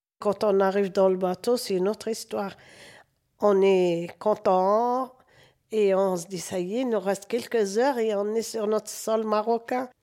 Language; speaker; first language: French; non-native, local second language; Arabic